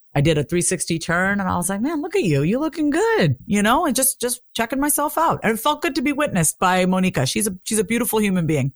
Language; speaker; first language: English; native; English